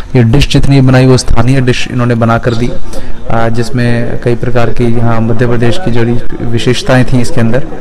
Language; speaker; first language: Hindi; native; Hindi